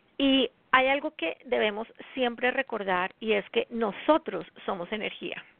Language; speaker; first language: Spanish; native; Spanish